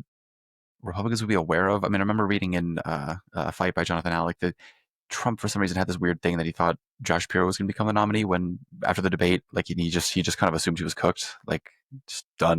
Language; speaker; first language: English; native; English